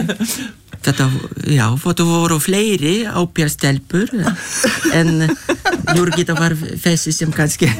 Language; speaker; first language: Icelandic; non-native, fluent; Lithuanian